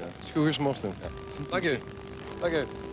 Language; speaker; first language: Dutch; native; Dutch